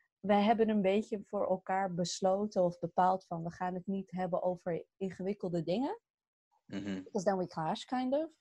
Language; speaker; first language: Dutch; early bilingual, other home language; Arabic